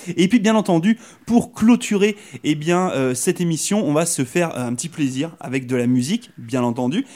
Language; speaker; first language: French; native; French